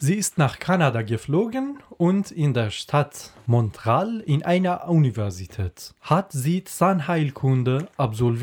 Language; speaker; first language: German; non-native, learner; Persian